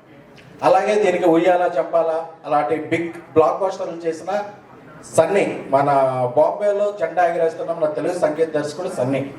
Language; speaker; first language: Telugu; native; Telugu